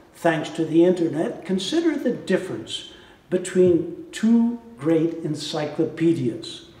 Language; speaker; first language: English; native; English